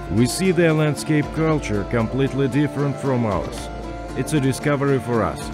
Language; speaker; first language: English; non-native, fluent; Kazakh